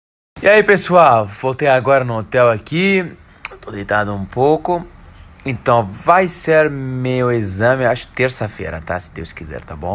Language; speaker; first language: Portuguese; non-native, fluent; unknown